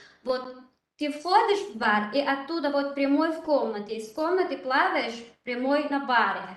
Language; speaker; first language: Russian; non-native, learner; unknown